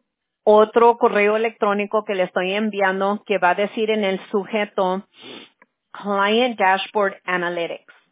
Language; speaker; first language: Spanish; early bilingual, heritage; Spanish